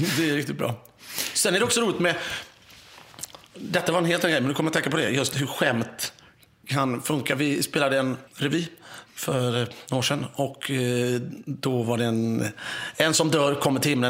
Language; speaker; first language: Swedish; native; Swedish